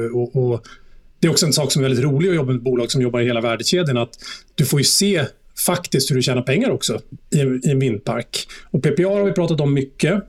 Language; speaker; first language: Swedish; native; Swedish